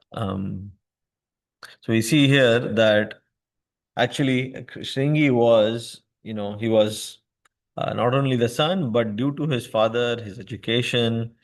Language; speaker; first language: English; non-native, local second language; Hindi